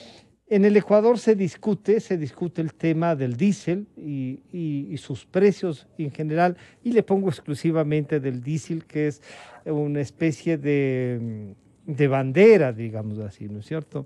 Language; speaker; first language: Spanish; native; Spanish